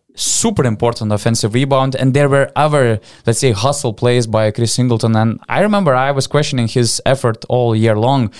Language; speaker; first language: English; non-native, fluent; Lithuanian